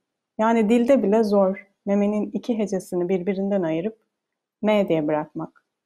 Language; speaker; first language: Turkish; native; Turkish